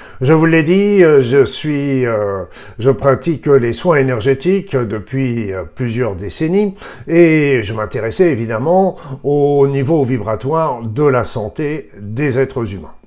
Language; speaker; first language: French; native; French